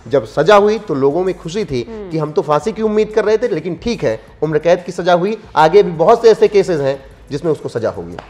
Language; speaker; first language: Hindi; native; Hindi